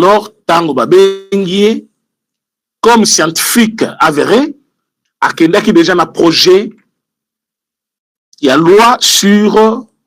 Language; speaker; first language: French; non-native, local second language; Lingala